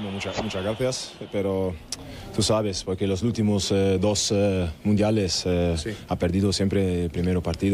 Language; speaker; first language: Spanish; non-native, learner; German